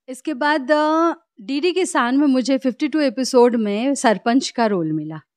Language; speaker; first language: Hindi; native; Hindi